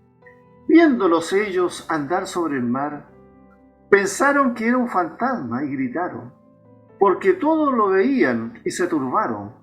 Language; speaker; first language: Spanish; native; Spanish